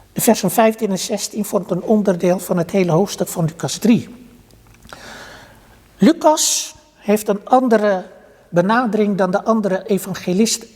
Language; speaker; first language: Dutch; early bilingual, other home language; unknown